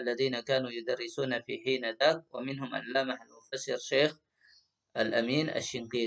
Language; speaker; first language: Arabic; non-native, fluent; Indonesian